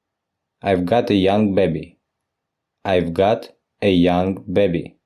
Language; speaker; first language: English; non-native, fluent; Russian